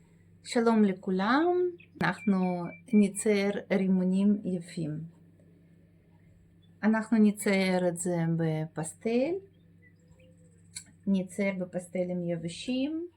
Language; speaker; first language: Hebrew; non-native, fluent; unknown